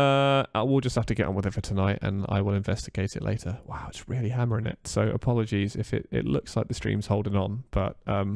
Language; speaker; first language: English; native; English